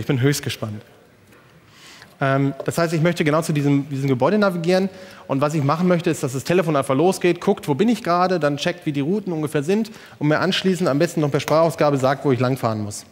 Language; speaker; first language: German; native; German